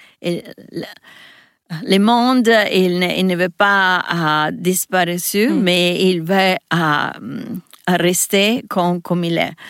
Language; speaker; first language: French; non-native, learner; Italian